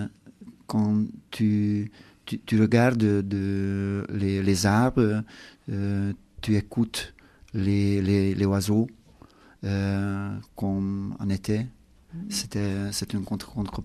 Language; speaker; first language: French; non-native, learner; Hungarian